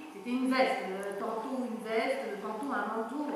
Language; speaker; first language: French; native; French